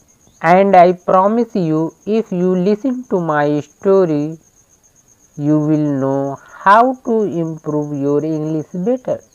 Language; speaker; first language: English; non-native, learner; Hindi